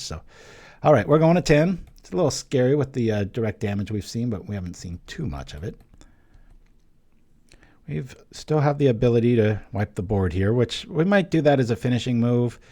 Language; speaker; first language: English; native; English